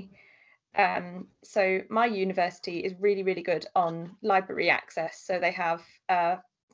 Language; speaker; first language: English; native; English